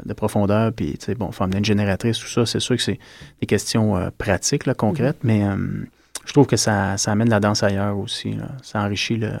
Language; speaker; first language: French; native; French